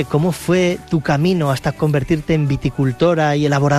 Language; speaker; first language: Spanish; native; Spanish